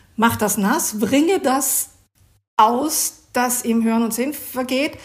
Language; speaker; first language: German; native; German